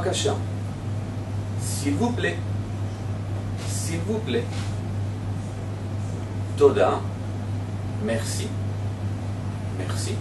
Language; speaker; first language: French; non-native, fluent; Hebrew